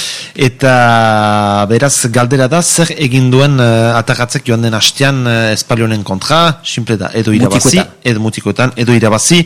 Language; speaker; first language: Basque; native; Basque